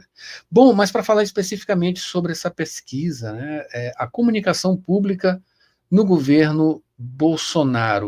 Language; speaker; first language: Portuguese; native; Portuguese